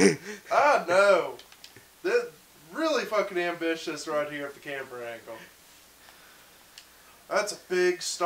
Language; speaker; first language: English; native; English